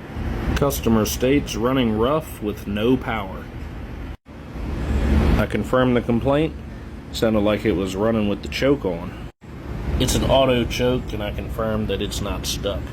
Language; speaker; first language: English; native; English